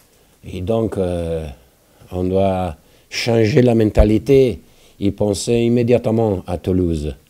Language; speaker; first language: French; non-native, fluent; Italian